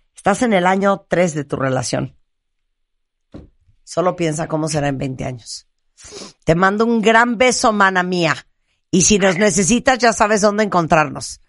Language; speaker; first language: Spanish; native; Spanish